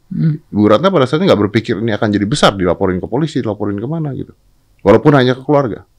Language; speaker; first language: Indonesian; native; Indonesian